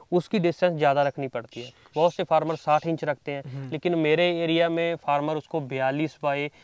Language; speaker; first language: Hindi; non-native, local second language; Punjabi